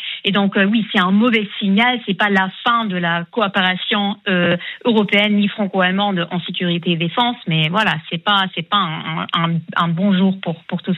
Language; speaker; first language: French; non-native, fluent; German